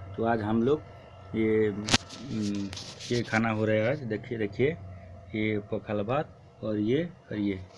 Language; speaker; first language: Hindi; non-native, local second language; Odia